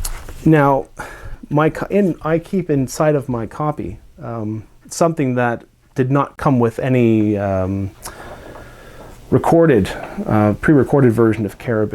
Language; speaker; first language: English; native; English